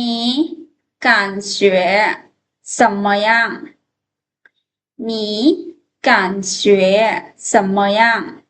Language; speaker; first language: Chinese; non-native, fluent; Lao